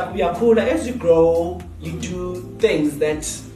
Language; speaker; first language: English; non-native, local second language; Zulu